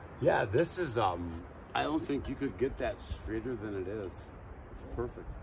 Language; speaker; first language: English; native; English